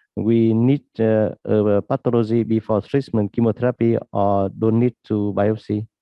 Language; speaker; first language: English; non-native, learner; Vietnamese